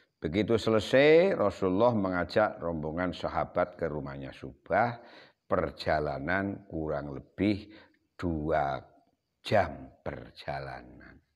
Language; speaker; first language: Indonesian; non-native, local second language; Javanese